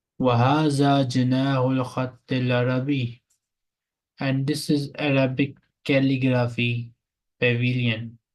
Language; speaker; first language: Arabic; non-native, fluent; Urdu